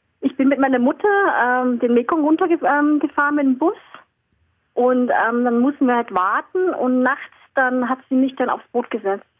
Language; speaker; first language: German; early bilingual, other home language; Vietnamese